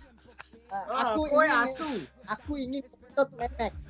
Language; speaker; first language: Japanese; non-native, local second language; Indonesian